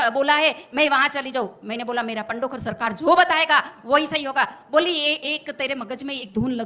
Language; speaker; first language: Hindi; non-native, local second language; Gujarati